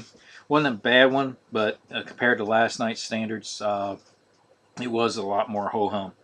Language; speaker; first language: English; native; English